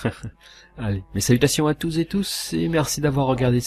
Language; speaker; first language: French; native; French